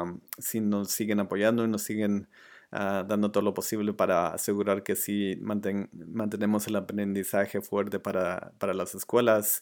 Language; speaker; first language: Spanish; early bilingual, other home language; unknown